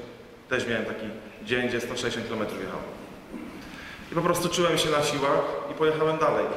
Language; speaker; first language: Polish; native; Polish